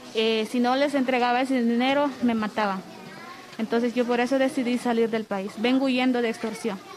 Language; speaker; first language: Spanish; native; Spanish